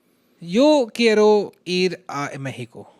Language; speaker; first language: Spanish; non-native, learner; Hindi